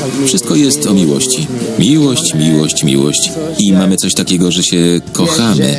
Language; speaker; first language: Polish; non-native, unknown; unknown